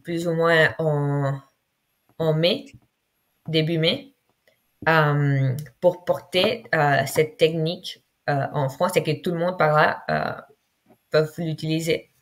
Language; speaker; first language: French; non-native, fluent; Spanish